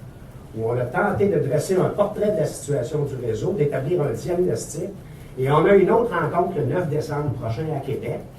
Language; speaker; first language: French; native; French